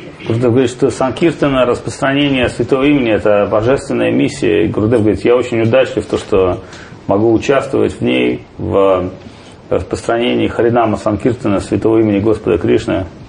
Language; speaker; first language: Russian; native; Russian